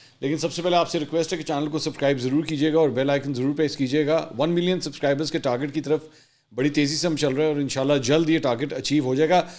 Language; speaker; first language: Urdu; native; Urdu